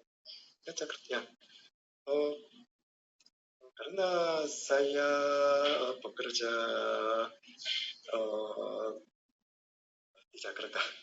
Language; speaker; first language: Indonesian; non-native, learner; Korean